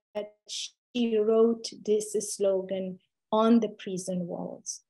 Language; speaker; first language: English; non-native, fluent; Persian